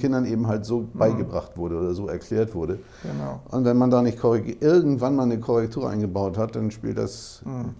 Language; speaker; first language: German; native; German